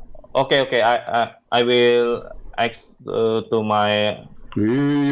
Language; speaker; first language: English; non-native, learner; Indonesian